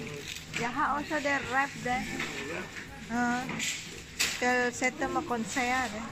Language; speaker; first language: Danish; non-native, learner; Indonesian